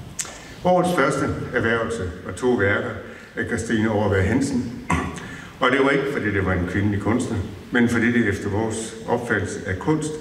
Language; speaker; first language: Danish; native; Danish